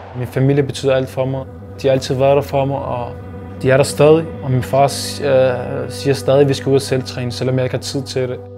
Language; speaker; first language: Danish; early bilingual, other home language; Arabic